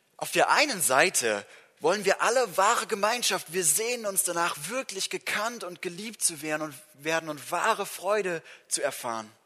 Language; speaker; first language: German; non-native, fluent; English